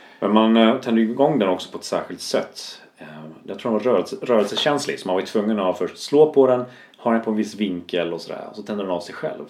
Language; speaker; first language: Swedish; native; Swedish